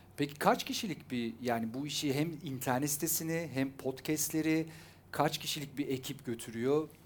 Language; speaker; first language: Turkish; native; Turkish